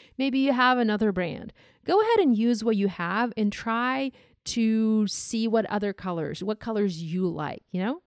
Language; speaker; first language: English; non-native, fluent; Ukrainian